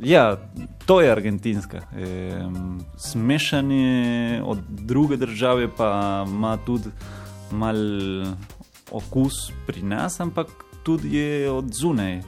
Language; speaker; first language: Slovenian; non-native, learner; Spanish